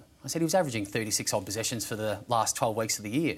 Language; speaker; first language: English; native; English